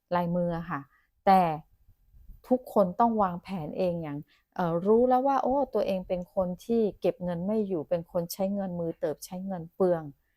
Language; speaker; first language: Thai; non-native, local second language; Chinese